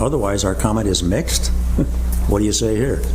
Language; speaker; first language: English; native; English